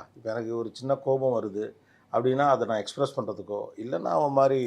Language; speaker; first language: Tamil; native; Tamil